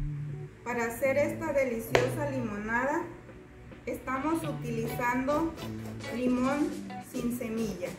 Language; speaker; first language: Spanish; native; Spanish